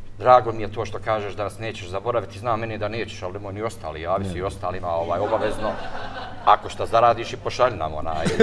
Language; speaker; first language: Bosnian; native; Bosnian